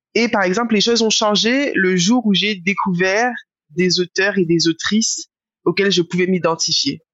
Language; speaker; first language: French; native; French